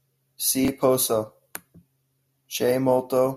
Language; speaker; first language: Italian; non-native, learner; English